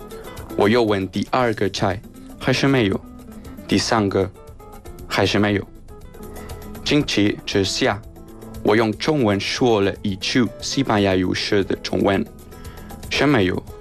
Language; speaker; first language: Chinese; non-native, fluent; Spanish